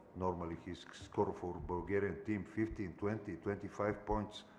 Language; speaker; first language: English; non-native, fluent; Bulgarian